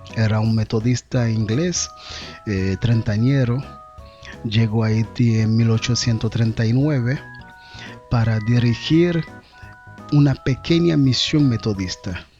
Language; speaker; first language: Spanish; non-native, fluent; Haitian Creole